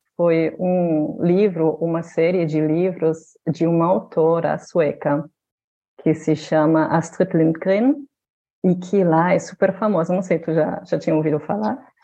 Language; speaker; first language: Portuguese; non-native, fluent; German